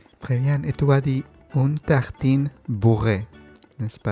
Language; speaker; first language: French; non-native, learner; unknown